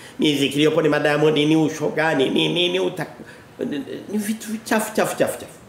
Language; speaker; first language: Swahili; native; Swahili